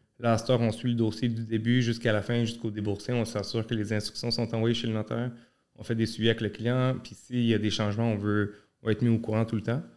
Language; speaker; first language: French; early bilingual, other home language; Arabic